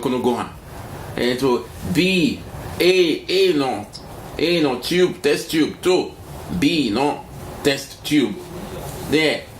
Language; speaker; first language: Japanese; non-native, learner; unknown